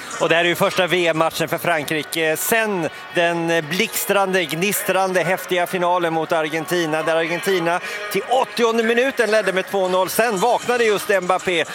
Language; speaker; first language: Swedish; native; Swedish